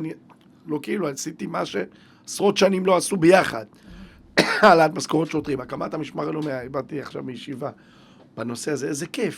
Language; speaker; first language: Hebrew; native; Hebrew